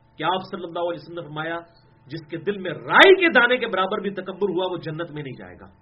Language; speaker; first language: Urdu; non-native, local second language; Punjabi